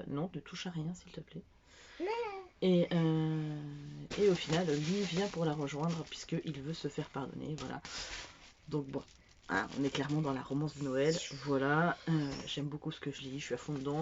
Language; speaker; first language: French; native; French